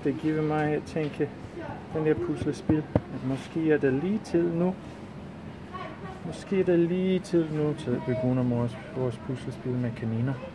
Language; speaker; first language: Danish; non-native, fluent; English